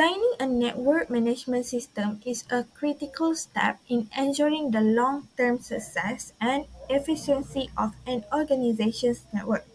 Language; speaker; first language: English; non-native, local second language; Malay